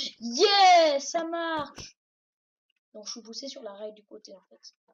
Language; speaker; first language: French; native; French